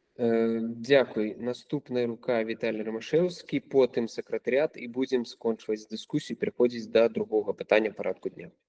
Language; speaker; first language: Belarusian; non-native, local second language; Russian